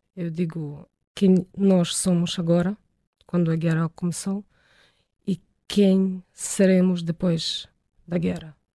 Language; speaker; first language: Portuguese; non-native, fluent; Ukrainian